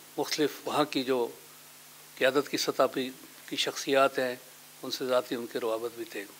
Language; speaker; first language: Urdu; non-native, local second language; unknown